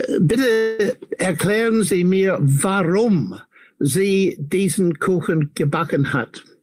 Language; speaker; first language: German; non-native, fluent; English